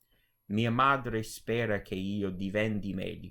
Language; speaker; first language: Italian; non-native, fluent; English